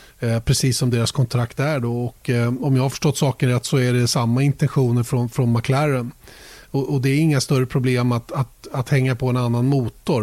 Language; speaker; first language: Swedish; native; Swedish